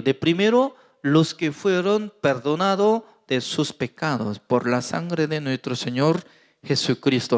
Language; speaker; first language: Spanish; non-native, fluent; Korean